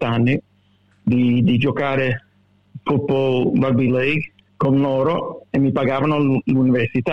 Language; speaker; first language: Italian; early bilingual, heritage; Italian